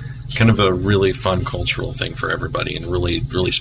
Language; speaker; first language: English; native; English